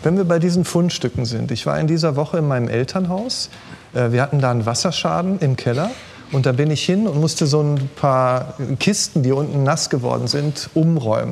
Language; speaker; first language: German; native; German